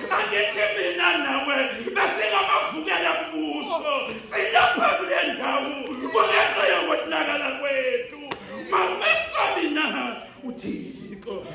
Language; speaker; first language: Zulu; non-native, local second language; Xhosa